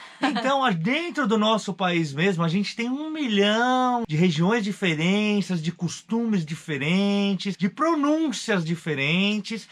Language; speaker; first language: Portuguese; native; Portuguese